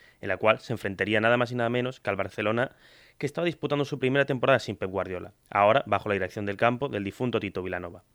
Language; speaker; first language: Spanish; native; Spanish